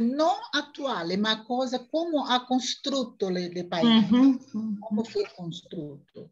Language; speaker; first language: Italian; non-native, learner; Portuguese